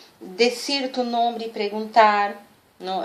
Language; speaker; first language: Spanish; non-native, fluent; Portuguese